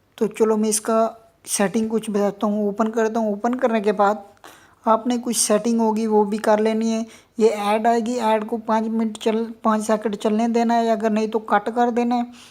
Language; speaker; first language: Urdu; non-native, local second language; Punjabi